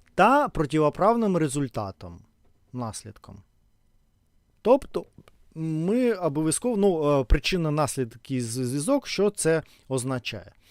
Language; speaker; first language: Ukrainian; non-native, local second language; Russian